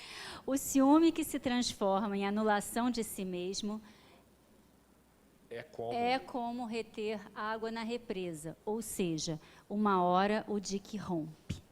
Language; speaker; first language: Portuguese; native; Portuguese